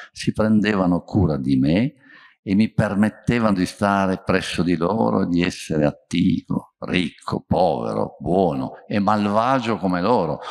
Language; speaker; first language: Italian; native; Italian